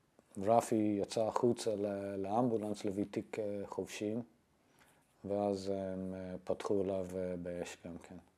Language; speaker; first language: Hebrew; non-native, fluent; English